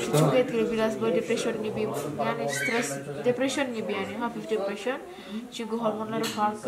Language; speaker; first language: Turkish; non-native, learner; Indonesian